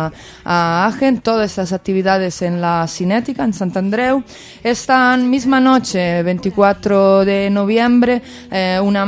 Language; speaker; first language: Spanish; native; Spanish